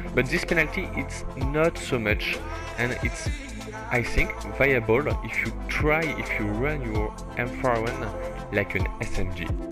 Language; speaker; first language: English; non-native, fluent; French